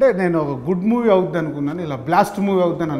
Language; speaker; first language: Telugu; native; Telugu